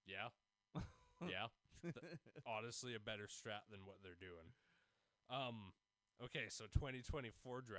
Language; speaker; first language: English; native; English